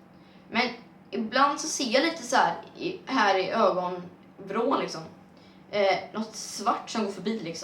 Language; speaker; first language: Swedish; native; Swedish